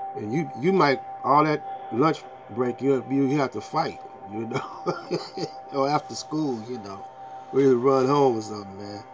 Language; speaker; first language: English; native; English